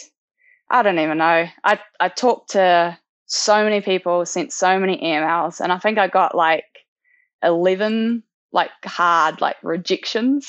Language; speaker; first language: English; native; English